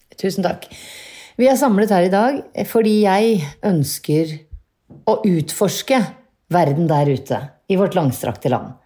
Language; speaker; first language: Norwegian; native; Norwegian